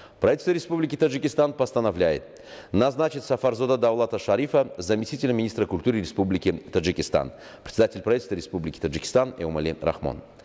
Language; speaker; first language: Russian; non-native, local second language; Tajik